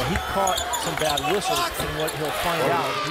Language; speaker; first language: English; native; English